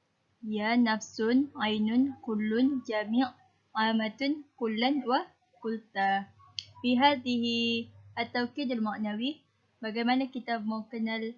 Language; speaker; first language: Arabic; non-native, learner; Malay